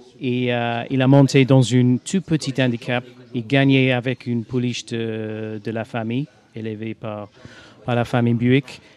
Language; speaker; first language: French; non-native, fluent; English